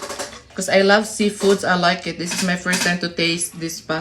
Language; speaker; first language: English; non-native, local second language; Filipino